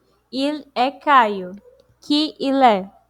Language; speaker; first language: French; non-native, fluent; Portuguese